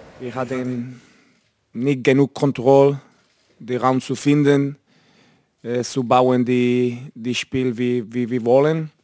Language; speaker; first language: German; non-native, learner; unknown